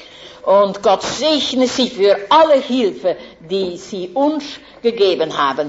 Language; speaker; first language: German; non-native, fluent; Dutch